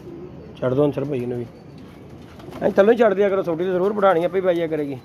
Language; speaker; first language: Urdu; non-native, local second language; Punjabi